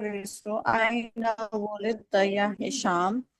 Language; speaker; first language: Arabic; non-native, learner; Urdu